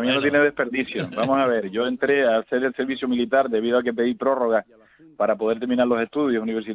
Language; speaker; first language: Spanish; native; Spanish